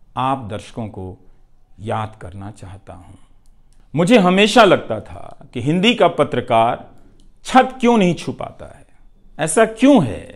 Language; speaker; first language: Hindi; non-native, local second language; Bhojpuri